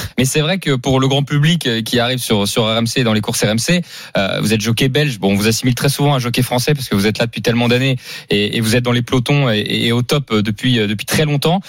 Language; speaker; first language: French; native; French